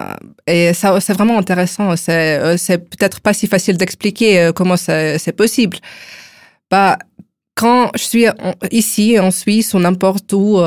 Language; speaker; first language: French; non-native, fluent; Ukrainian